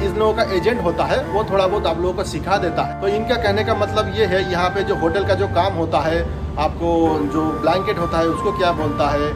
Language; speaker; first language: Hindi; non-native, local second language; Bangla